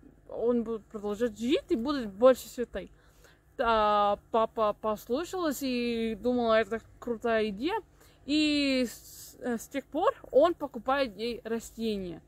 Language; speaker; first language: Russian; non-native, learner; English